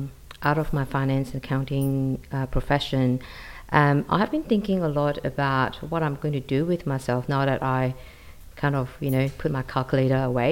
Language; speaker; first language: English; non-native, local second language; Cantonese